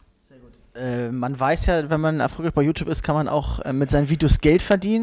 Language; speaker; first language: German; native; German